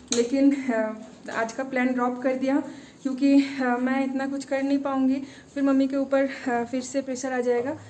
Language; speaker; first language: Hindi; non-native, local second language; Bangla